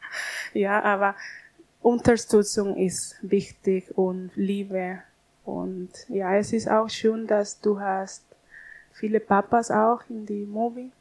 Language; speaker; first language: German; non-native, learner; Spanish